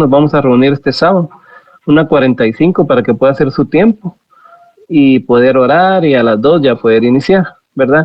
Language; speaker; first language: Spanish; native; Spanish